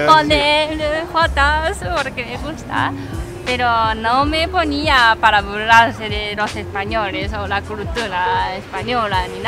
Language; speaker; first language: Spanish; non-native, learner; Japanese